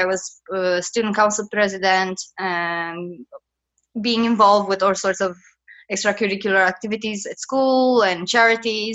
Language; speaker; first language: English; non-native, fluent; Romanian